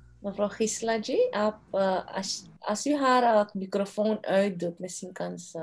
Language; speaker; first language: Dutch; non-native, local second language; Caribbean Hindustani